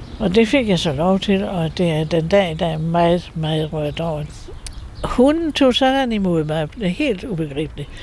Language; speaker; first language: Danish; native; Danish